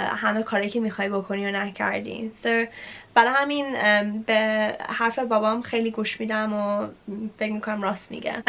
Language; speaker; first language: Persian; early bilingual, heritage; Persian